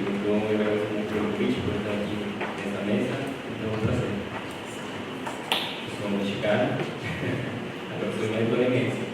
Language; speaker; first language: Portuguese; non-native, fluent; Spanish